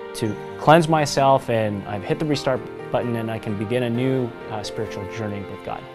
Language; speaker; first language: English; native; English